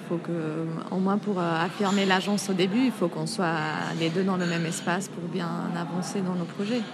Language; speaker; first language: French; non-native, fluent; Spanish